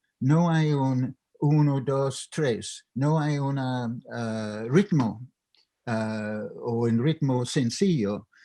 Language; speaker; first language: Spanish; non-native, fluent; English